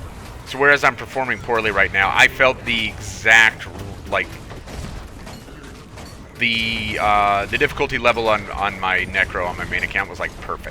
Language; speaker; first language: English; native; English